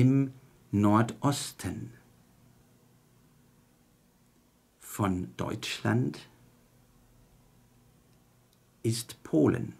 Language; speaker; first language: German; non-native, fluent; Chinese